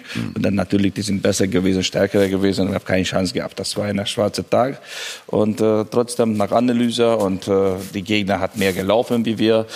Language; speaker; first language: German; non-native, fluent; Hungarian